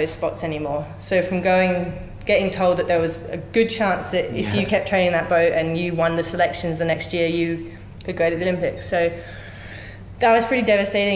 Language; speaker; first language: English; native; English